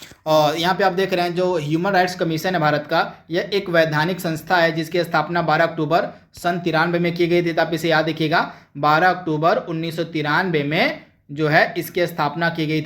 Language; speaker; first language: Hindi; native; Hindi